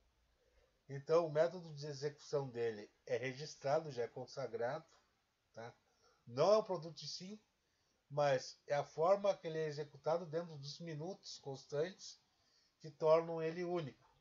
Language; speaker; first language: Portuguese; native; Portuguese